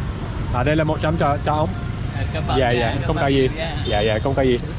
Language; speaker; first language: Vietnamese; non-native, learner; English